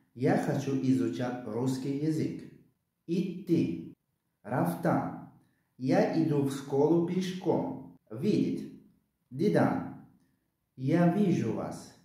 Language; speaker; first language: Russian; non-native, local second language; Tajik